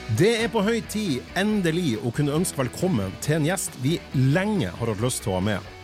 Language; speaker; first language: Norwegian; native; Norwegian